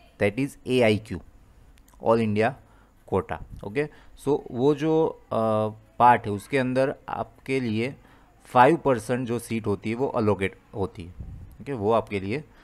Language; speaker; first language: Hindi; non-native, local second language; Gujarati